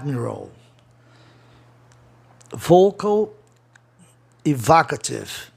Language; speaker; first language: English; non-native, fluent; Portuguese